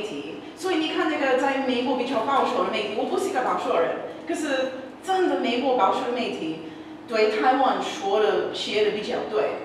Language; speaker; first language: Chinese; non-native, learner; English